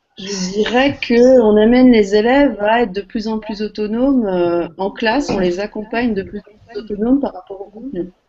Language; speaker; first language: French; native; French